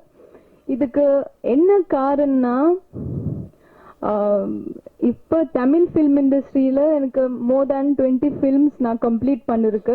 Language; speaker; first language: Tamil; non-native, learner; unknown